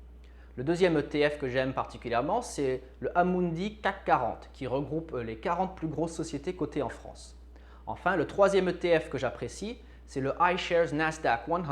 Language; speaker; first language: French; native; French